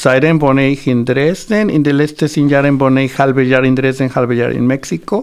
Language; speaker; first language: German; non-native, fluent; Spanish